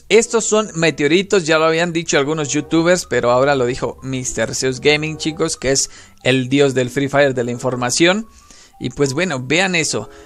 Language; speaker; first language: Spanish; native; Spanish